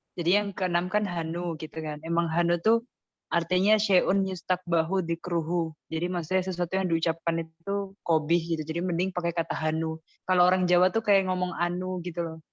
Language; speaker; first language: Indonesian; native; Indonesian